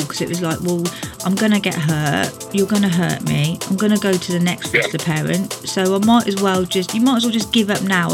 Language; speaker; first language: English; native; English